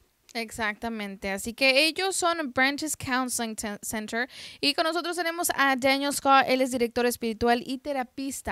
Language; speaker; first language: Spanish; native; Spanish